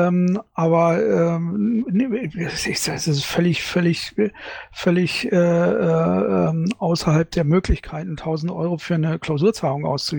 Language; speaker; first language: German; native; German